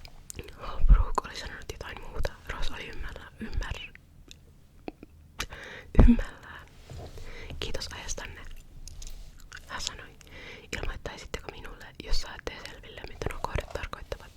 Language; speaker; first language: Finnish; native; Finnish